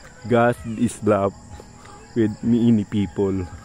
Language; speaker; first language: English; non-native, local second language; Filipino